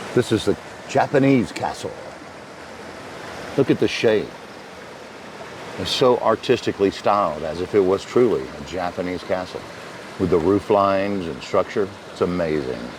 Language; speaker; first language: English; native; English